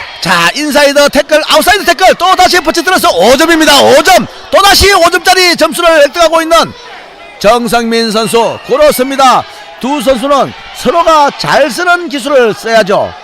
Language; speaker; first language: Korean; native; Korean